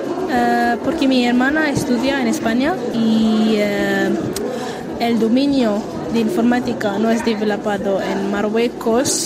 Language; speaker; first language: Spanish; non-native, learner; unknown